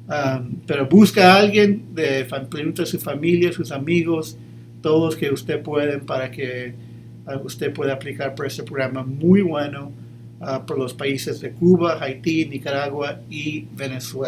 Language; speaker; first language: Spanish; early bilingual, heritage; English